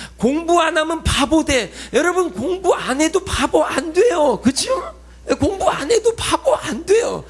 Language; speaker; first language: Korean; early bilingual, heritage; Korean